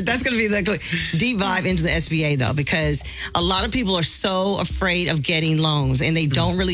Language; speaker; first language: English; native; English